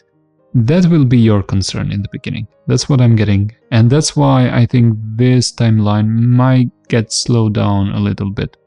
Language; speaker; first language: English; non-native, fluent; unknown